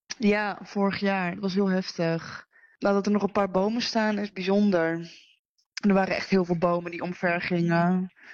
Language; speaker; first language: Dutch; native; Dutch